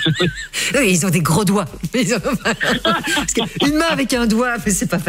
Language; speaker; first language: French; native; French